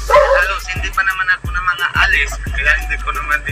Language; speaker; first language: Filipino; non-native, learner; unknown